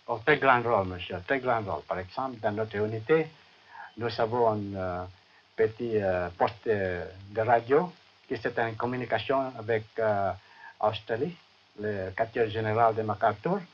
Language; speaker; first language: French; non-native, fluent; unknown